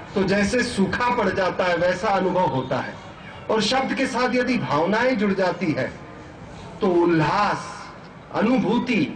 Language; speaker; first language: Hindi; non-native, local second language; Marathi